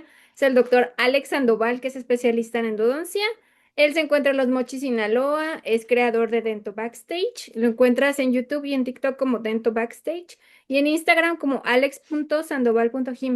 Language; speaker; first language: Spanish; native; Spanish